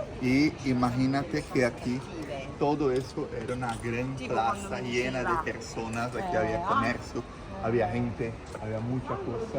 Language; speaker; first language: Spanish; non-native, fluent; Portuguese